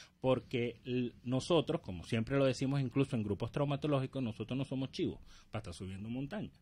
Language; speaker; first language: Spanish; native; Spanish